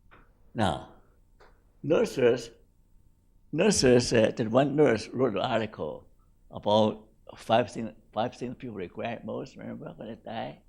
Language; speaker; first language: English; non-native, fluent; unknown